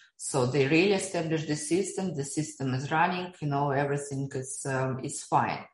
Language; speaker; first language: English; non-native, fluent; Russian